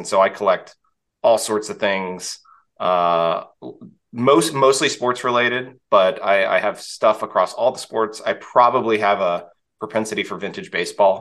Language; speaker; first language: English; native; English